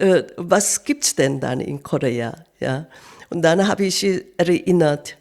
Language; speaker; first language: German; non-native, fluent; Korean